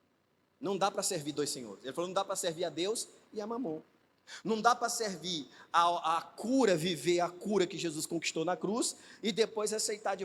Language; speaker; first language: Portuguese; native; Portuguese